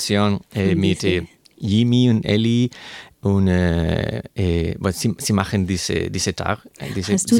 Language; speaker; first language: German; non-native, learner; Spanish